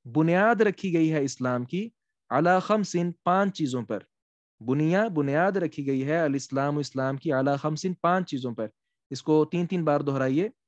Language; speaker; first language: Urdu; non-native, local second language; Punjabi